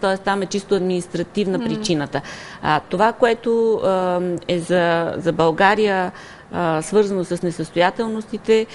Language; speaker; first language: Bulgarian; native; Bulgarian